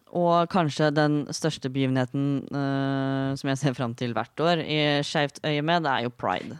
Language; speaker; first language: Norwegian; native; Norwegian